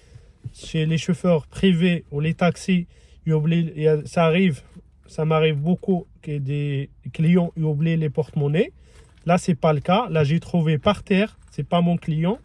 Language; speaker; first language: French; non-native, fluent; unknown